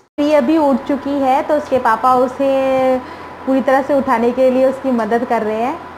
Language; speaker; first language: Hindi; non-native, local second language; Bangla